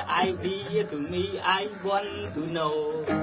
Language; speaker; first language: English; non-native, learner; Khmer